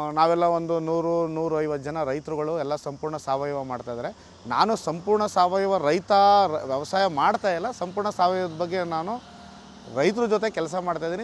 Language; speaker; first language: Kannada; native; Kannada